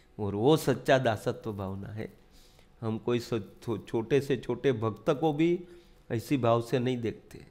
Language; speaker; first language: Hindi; non-native, local second language; Gujarati